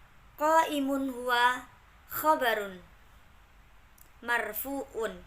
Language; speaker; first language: Arabic; non-native, learner; Indonesian